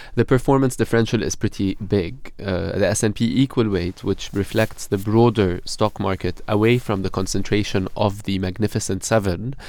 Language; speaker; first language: English; non-native, fluent; Arabic